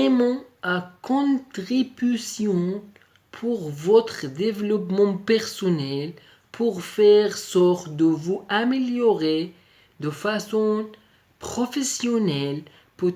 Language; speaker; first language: French; native; French